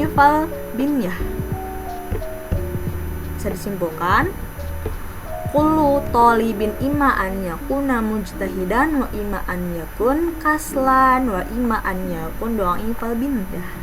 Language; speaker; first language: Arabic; non-native, learner; Indonesian